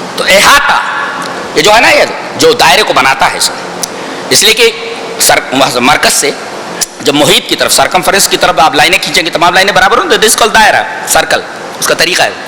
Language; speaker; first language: Urdu; native; Urdu